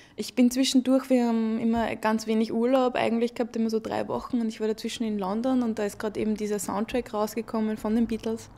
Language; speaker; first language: German; native; German